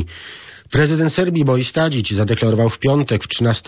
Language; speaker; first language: Polish; native; Polish